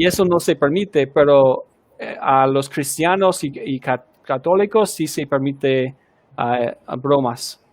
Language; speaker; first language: Spanish; non-native, fluent; English